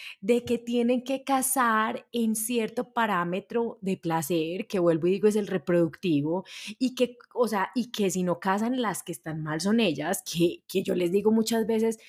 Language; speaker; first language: Spanish; native; Spanish